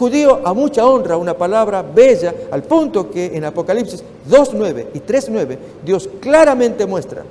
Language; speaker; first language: Spanish; native; Spanish